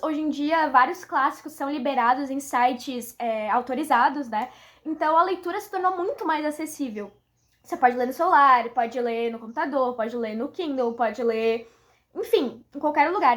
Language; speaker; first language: Portuguese; native; Portuguese